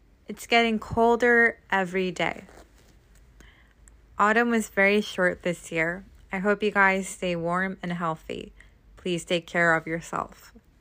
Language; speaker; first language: English; native; English